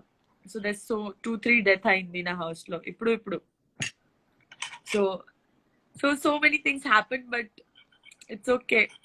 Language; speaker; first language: Telugu; non-native, learner; Gujarati